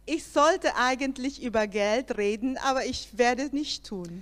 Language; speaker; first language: German; non-native, learner; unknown